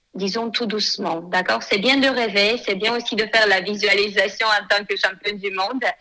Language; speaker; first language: French; non-native, fluent; Romanian